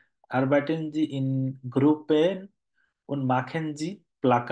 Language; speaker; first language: German; non-native, fluent; Bangla